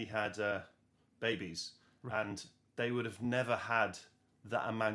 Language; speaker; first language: English; native; English